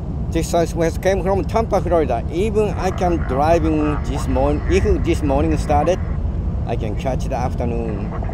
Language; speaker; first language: English; non-native, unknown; Japanese